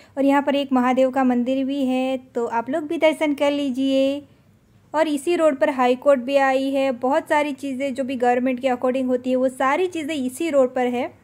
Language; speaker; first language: Hindi; non-native, local second language; Gujarati